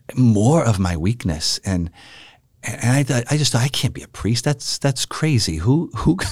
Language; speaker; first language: English; native; English